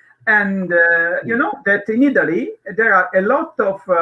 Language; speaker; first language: English; non-native, learner; Italian